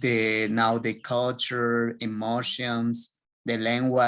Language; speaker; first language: English; non-native, learner; Spanish